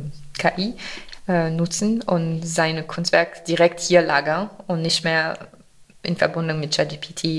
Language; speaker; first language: German; non-native, fluent; French